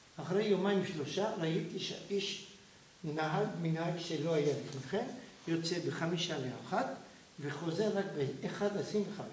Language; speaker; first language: Hebrew; non-native, fluent; French